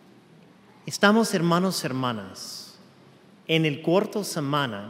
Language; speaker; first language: Spanish; non-native, fluent; English